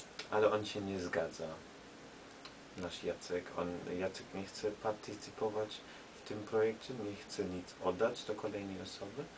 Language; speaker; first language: Polish; non-native, learner; German